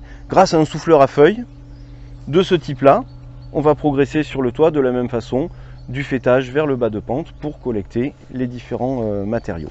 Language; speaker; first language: French; native; French